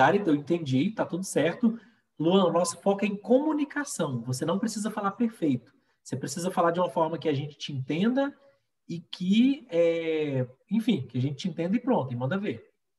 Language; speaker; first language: Portuguese; native; Portuguese